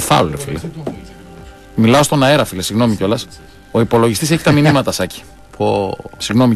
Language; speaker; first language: Greek; native; Greek